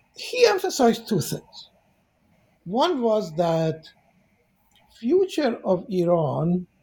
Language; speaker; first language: English; non-native, fluent; Persian